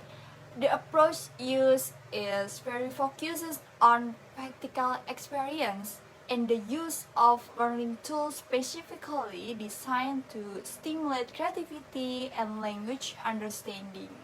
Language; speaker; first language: English; non-native, learner; Indonesian